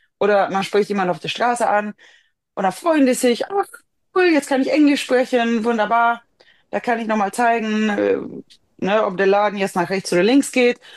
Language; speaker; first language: German; non-native, fluent; Swedish